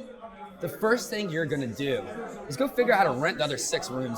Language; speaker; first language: English; native; English